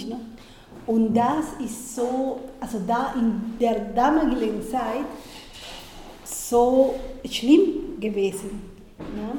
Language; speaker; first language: German; non-native, fluent; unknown